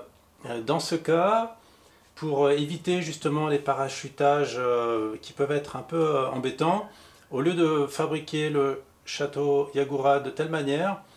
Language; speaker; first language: French; native; French